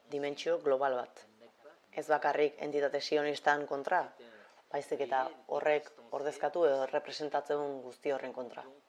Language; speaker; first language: Basque; native; Basque